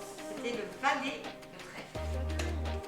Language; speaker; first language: French; native; French